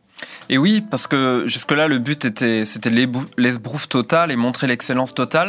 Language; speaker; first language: French; native; French